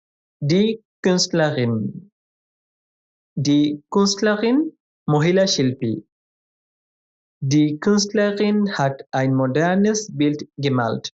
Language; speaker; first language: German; non-native, fluent; Bangla